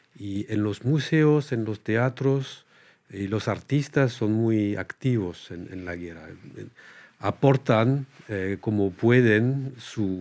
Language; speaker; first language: Spanish; non-native, fluent; French